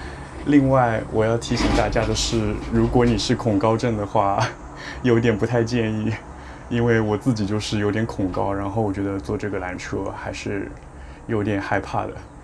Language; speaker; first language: Chinese; native; Chinese